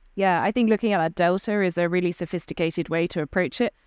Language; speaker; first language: English; native; English